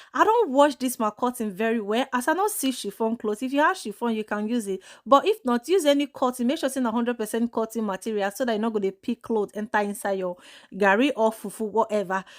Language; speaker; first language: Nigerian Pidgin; non-native, local second language; Igbo